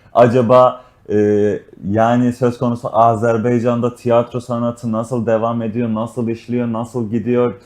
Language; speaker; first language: Turkish; native; Turkish